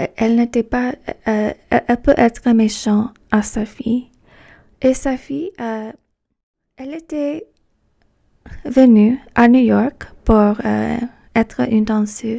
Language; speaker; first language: French; non-native, fluent; English